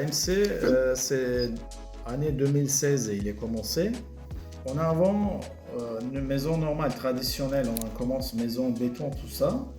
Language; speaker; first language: French; non-native, learner; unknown